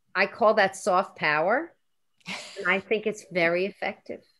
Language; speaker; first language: English; native; English